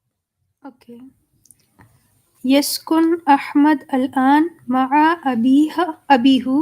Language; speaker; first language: Arabic; non-native, learner; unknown